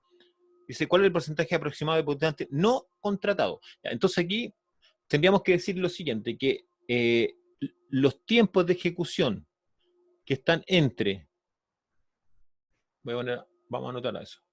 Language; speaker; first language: Spanish; native; Spanish